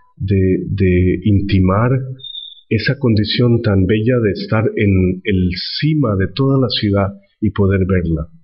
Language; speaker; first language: Spanish; native; Spanish